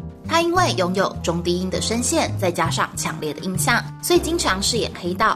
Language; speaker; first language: Chinese; native; Chinese